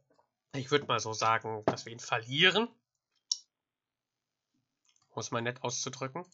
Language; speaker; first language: German; native; German